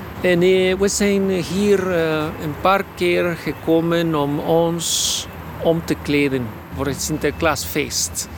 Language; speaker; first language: Dutch; non-native, fluent; Spanish